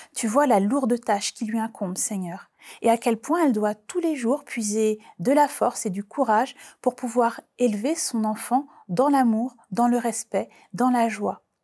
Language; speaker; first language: French; native; French